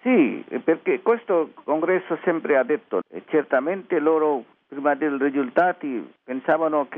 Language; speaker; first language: Italian; non-native, learner; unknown